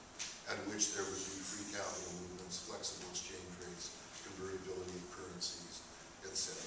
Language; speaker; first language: English; native; English